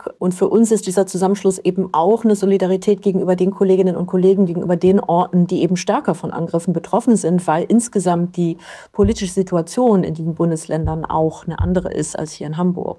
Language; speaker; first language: German; native; German